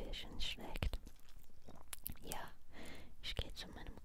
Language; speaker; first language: German; non-native, learner; English